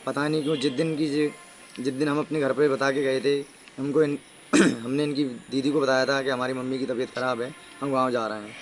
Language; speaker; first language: Hindi; native; Hindi